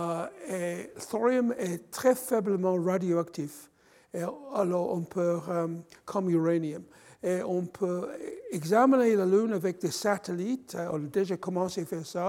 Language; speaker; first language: French; non-native, fluent; English